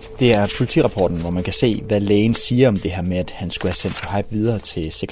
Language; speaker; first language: Danish; native; Danish